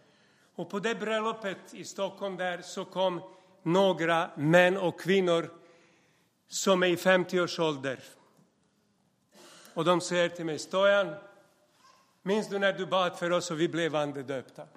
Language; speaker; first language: Swedish; non-native, fluent; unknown